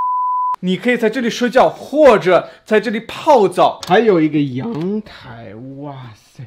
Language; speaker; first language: Chinese; non-native, fluent; German